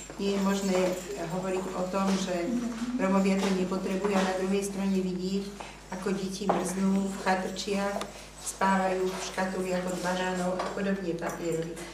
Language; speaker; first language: Slovak; native; Slovak